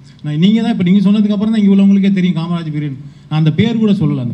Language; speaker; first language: Tamil; native; Tamil